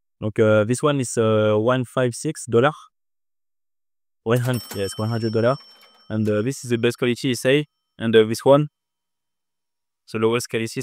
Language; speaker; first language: English; non-native, learner; French